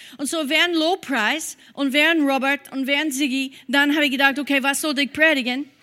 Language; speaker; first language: German; non-native, fluent; English